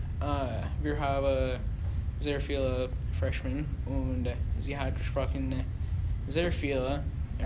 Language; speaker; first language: German; non-native, learner; English